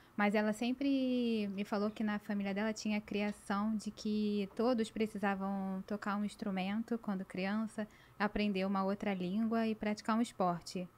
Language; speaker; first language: Portuguese; native; Portuguese